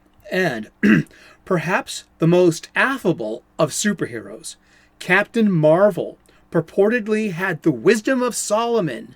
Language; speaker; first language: English; native; English